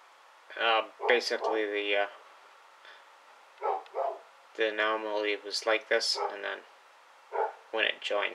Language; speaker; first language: English; native; English